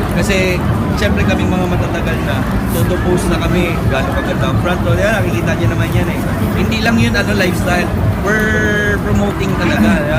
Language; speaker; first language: Filipino; non-native, local second language; Bikol